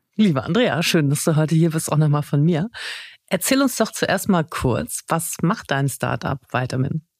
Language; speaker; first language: German; native; German